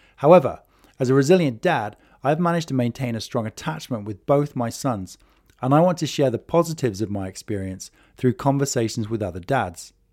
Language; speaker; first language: English; native; English